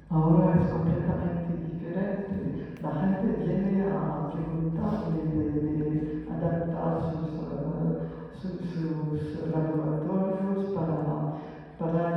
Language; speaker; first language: Spanish; non-native, fluent; French